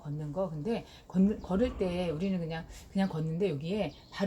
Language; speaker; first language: Korean; native; Korean